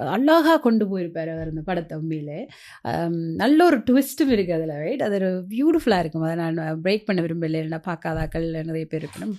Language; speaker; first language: Tamil; early bilingual, heritage; Tamil